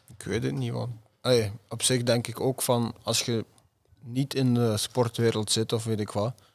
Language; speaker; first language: Dutch; native; Dutch